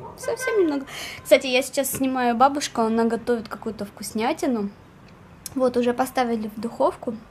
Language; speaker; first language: Russian; native; Russian